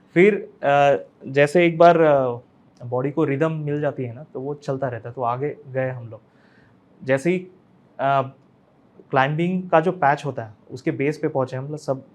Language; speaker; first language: Hindi; non-native, local second language; Marathi